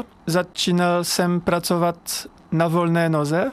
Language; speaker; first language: Czech; non-native, fluent; French